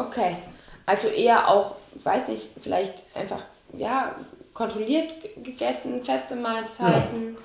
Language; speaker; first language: German; native; German